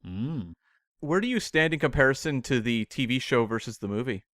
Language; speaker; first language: English; native; English